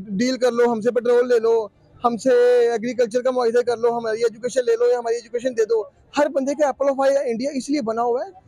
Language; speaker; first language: Urdu; native; Urdu